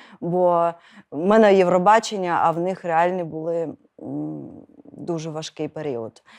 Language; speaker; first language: Ukrainian; non-native, local second language; Russian